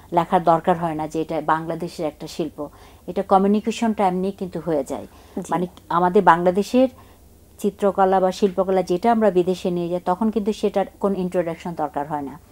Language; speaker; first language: Bangla; non-native, local second language; Chakma